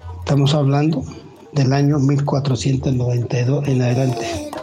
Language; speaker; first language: Spanish; non-native, local second language; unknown